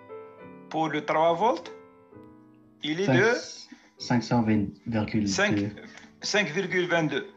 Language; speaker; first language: French; native; French